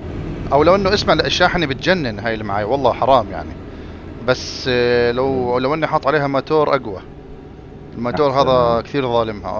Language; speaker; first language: Arabic; native; Arabic